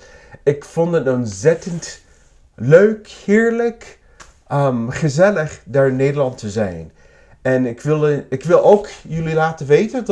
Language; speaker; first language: Dutch; non-native, learner; English